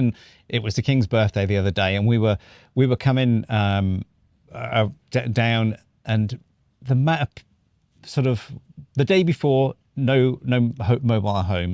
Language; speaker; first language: English; native; English